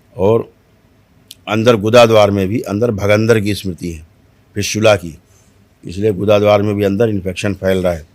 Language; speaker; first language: Hindi; native; Hindi